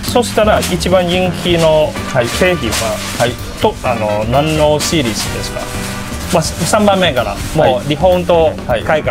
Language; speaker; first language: Japanese; non-native, learner; Cantonese